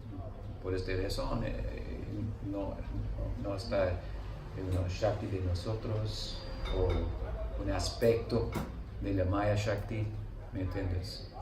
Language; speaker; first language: Spanish; non-native, learner; English